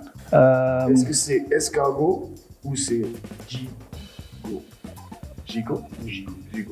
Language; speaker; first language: French; non-native, fluent; German